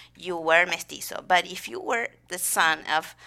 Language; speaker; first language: English; non-native, fluent; Spanish